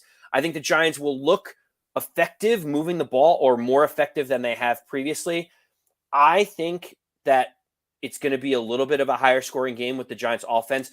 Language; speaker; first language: English; native; English